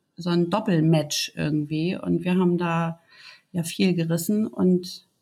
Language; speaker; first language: German; native; German